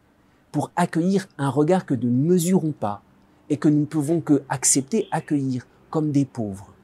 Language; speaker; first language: French; native; French